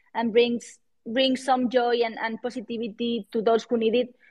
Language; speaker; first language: English; non-native, fluent; Spanish